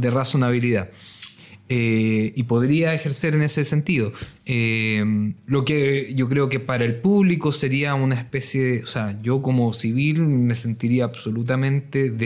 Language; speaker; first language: Spanish; native; Spanish